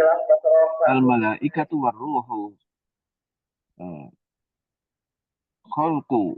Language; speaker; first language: Arabic; non-native, learner; Indonesian